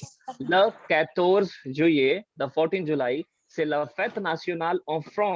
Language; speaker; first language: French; non-native, learner; Hindi